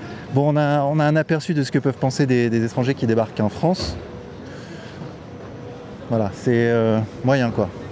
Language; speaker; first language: French; native; French